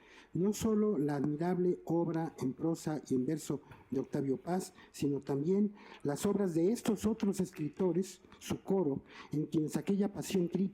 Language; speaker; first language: Spanish; native; Spanish